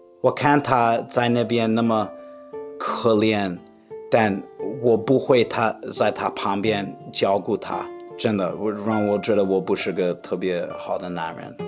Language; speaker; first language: Chinese; non-native, fluent; English